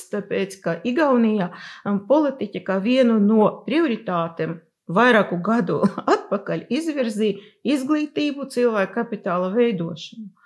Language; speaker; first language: Latvian; non-native, local second language; Russian